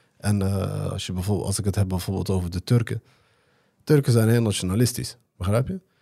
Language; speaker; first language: Dutch; early bilingual, other home language; Arabic